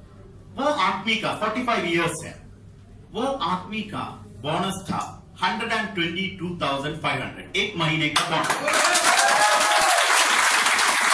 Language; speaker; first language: Hindi; non-native, fluent; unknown